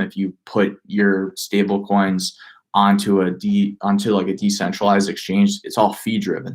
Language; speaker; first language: English; native; English